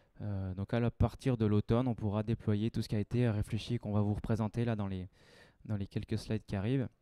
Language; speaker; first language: French; native; French